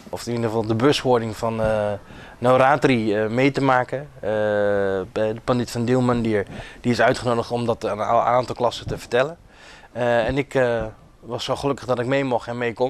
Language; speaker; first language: Dutch; native; Dutch